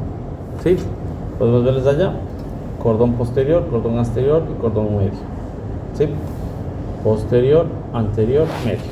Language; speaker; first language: Spanish; native; Spanish